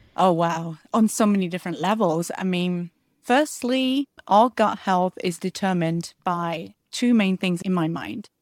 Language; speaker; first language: English; early bilingual, other home language; Chinese